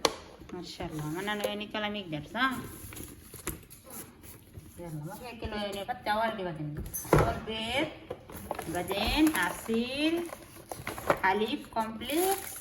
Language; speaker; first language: Arabic; non-native, learner; Bangla